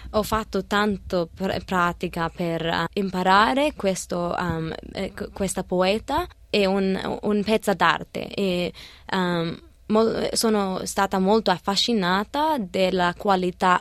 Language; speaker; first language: Italian; non-native, learner; Arabic